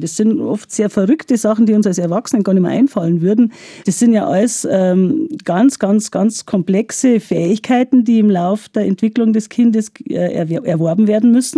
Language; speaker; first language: German; native; German